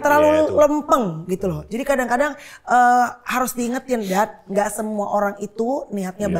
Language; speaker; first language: Indonesian; native; Indonesian